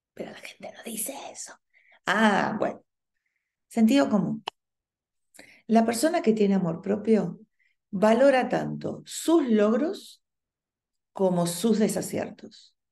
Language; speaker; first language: Spanish; native; Spanish